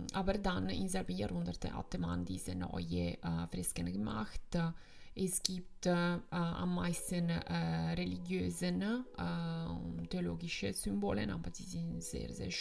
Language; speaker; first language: German; non-native, fluent; Italian